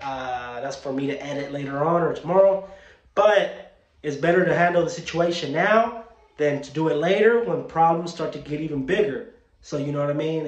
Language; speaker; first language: English; early bilingual, other home language; Spanish